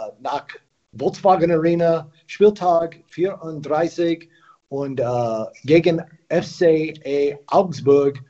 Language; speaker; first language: German; non-native, learner; English